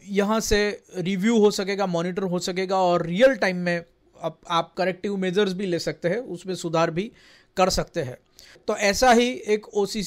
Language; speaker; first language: Hindi; non-native, local second language; Gujarati